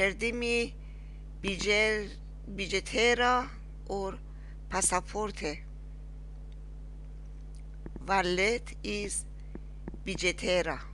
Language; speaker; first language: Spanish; non-native, learner; Persian